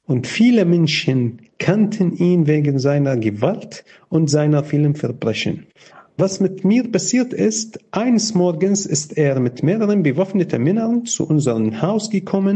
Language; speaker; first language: German; non-native, fluent; Arabic